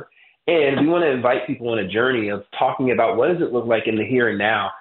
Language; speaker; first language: English; native; English